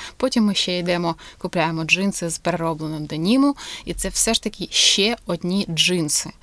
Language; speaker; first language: Ukrainian; non-native, local second language; Russian